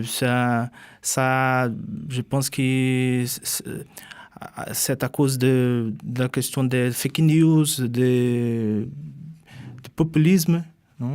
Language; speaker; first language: French; non-native, fluent; Portuguese